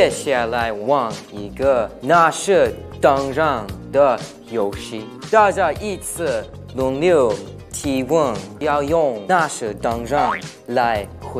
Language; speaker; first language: Chinese; non-native, learner; English